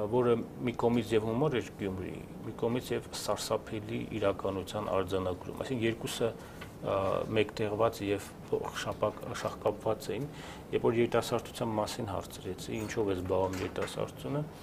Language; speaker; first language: Armenian; native; Armenian